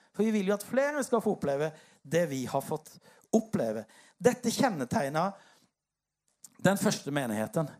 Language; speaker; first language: Norwegian; native; Norwegian